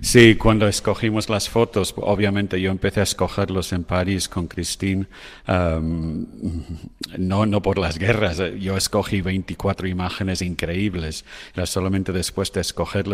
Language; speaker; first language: Spanish; non-native, fluent; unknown